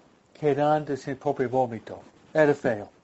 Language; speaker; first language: Spanish; non-native, fluent; English